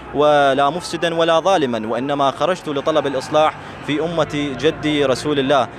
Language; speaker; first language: Arabic; native; Arabic